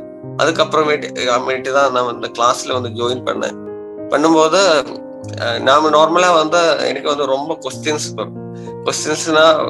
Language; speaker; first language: Tamil; non-native, learner; Malayalam